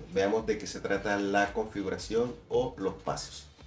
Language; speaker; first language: Spanish; native; Spanish